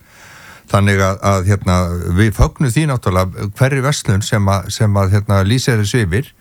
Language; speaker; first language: Icelandic; native; Icelandic